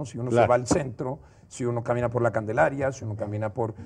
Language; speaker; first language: Spanish; native; Spanish